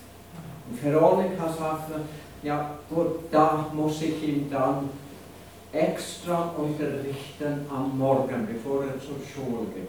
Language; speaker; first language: German; non-native, fluent; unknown